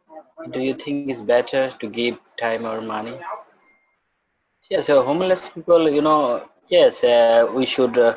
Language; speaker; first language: English; non-native, learner; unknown